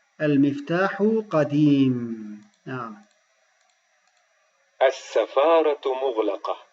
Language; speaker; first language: Arabic; non-native, fluent; Turkish